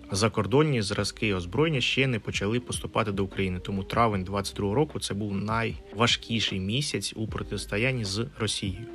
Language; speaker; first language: Ukrainian; non-native, local second language; Russian